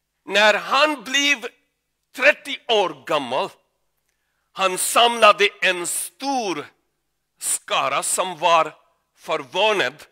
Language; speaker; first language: Swedish; non-native, learner; Urdu